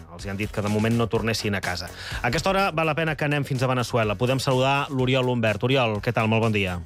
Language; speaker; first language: Catalan; native; Catalan